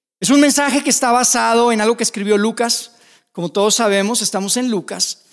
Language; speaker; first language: Spanish; native; Spanish